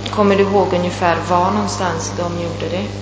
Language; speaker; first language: Swedish; non-native, fluent; Italian